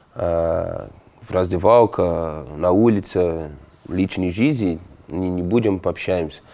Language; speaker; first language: Russian; non-native, fluent; Portuguese